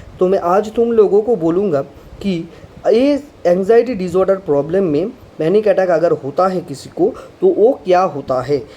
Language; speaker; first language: Hindi; non-native, local second language; Bangla